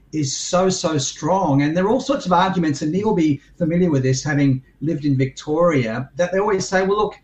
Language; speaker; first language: English; native; English